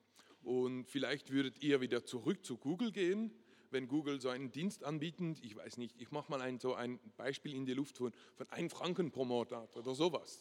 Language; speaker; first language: German; non-native, local second language; French